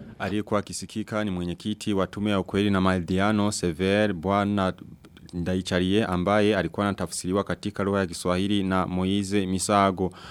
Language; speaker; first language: Swahili; non-native, local second language; Rundi